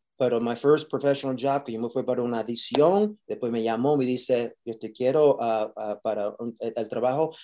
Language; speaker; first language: Spanish; early bilingual, heritage; Spanish